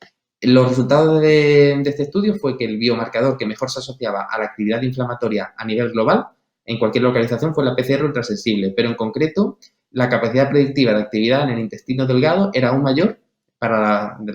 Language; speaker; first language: Spanish; native; Spanish